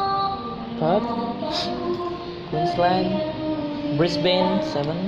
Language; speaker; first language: English; non-native, fluent; Indonesian